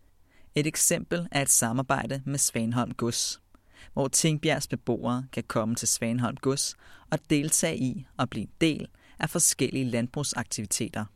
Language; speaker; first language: Danish; native; Danish